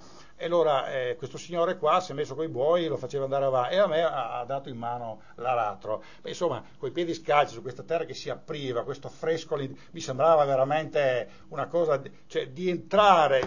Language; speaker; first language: Italian; native; Italian